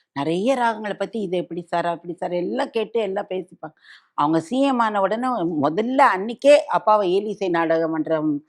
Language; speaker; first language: Tamil; native; Tamil